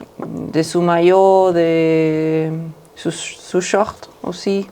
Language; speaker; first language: French; non-native, fluent; Spanish